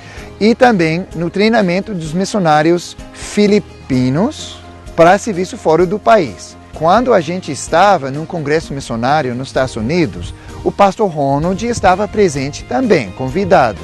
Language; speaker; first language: Portuguese; non-native, fluent; English